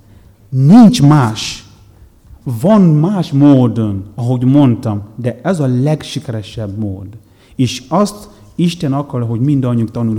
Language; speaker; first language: Hungarian; non-native, learner; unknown